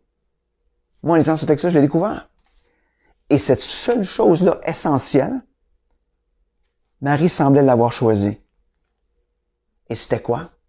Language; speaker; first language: French; native; French